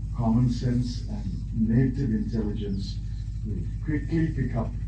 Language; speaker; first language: English; non-native, local second language; Tamil